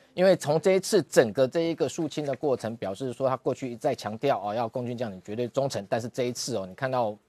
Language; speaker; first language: Chinese; native; Chinese